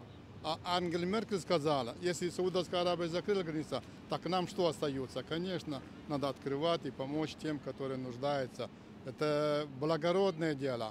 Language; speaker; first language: Russian; non-native, fluent; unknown